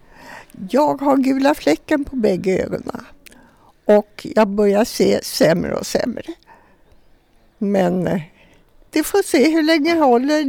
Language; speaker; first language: Swedish; native; Swedish